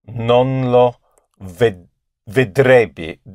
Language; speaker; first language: Italian; non-native, learner; English